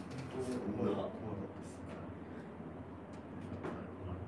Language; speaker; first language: Japanese; native; Japanese